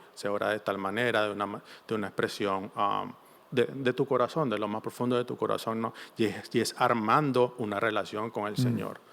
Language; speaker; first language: Spanish; native; Spanish